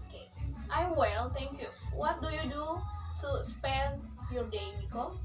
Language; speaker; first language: English; non-native, learner; Indonesian